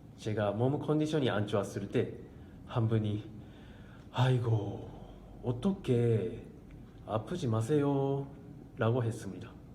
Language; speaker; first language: Korean; non-native, learner; Japanese